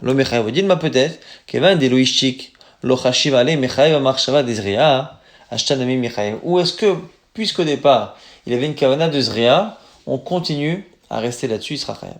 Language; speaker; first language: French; native; French